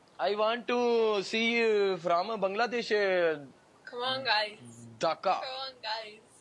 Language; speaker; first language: English; non-native, learner; Punjabi